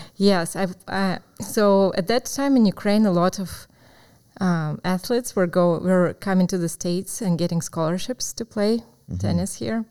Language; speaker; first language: English; non-native, fluent; Ukrainian